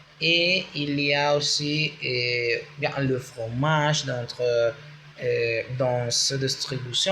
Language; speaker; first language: French; non-native, learner; Spanish